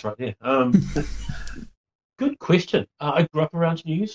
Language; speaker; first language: English; native; English